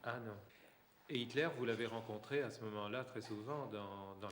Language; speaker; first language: French; native; French